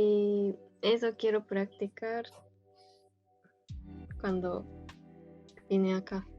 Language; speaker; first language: Spanish; non-native, fluent; Japanese